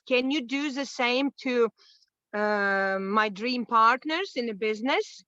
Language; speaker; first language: English; non-native, fluent; Latvian